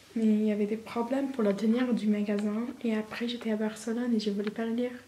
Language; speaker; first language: French; non-native, fluent; English